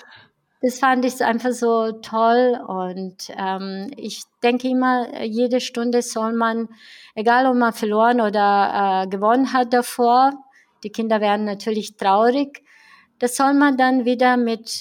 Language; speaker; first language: German; non-native, fluent; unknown